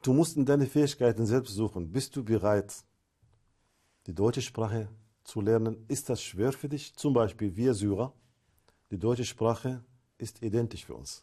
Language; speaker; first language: German; non-native, fluent; Arabic